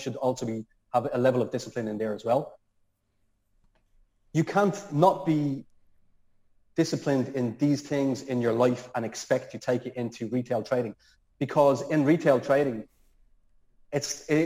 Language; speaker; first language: English; native; English